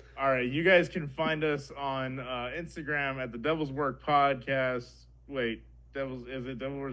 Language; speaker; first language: English; native; English